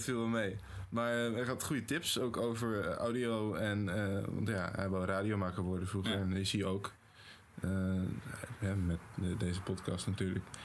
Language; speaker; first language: Dutch; native; Dutch